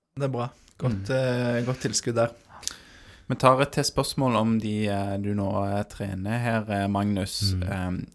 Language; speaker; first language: Norwegian; native; Norwegian